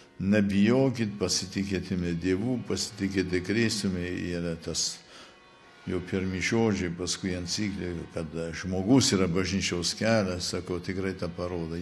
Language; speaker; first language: Lithuanian; early bilingual, heritage; Lithuanian